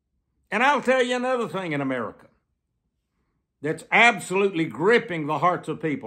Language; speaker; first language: English; native; English